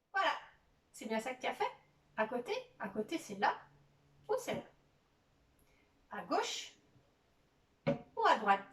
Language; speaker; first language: French; native; French